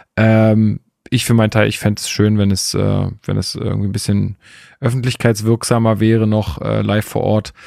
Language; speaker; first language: German; native; German